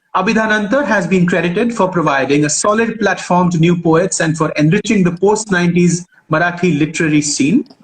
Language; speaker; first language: English; non-native, local second language; Marathi